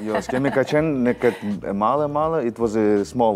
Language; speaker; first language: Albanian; non-native, learner; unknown